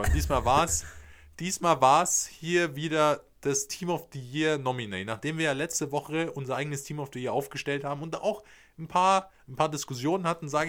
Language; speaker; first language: German; native; German